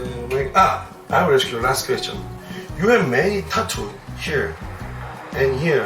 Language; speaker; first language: English; non-native, learner; Korean